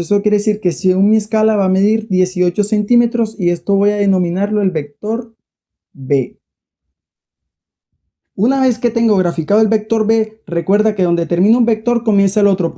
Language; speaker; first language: Spanish; native; Spanish